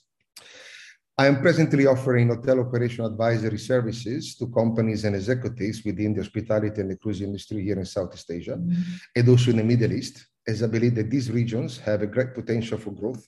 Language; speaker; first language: English; non-native, fluent; Italian